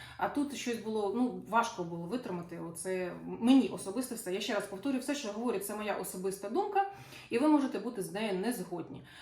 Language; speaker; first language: Ukrainian; non-native, local second language; Russian